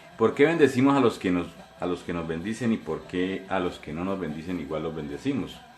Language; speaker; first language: Spanish; native; Spanish